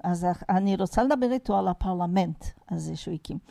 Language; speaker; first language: Hebrew; non-native, fluent; Portuguese